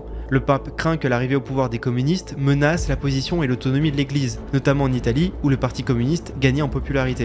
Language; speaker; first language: French; native; French